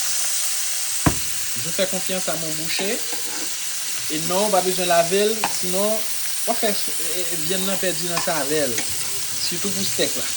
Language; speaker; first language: French; non-native, local second language; Haitian Creole